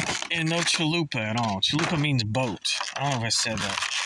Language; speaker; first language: English; native; English